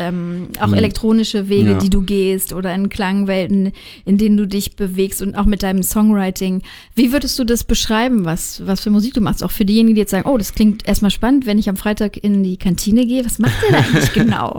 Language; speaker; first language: German; native; German